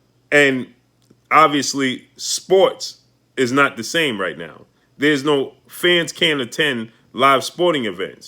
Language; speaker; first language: English; native; English